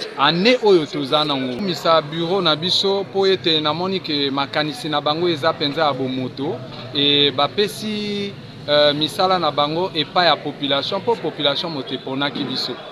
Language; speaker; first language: Lingala; native; Lingala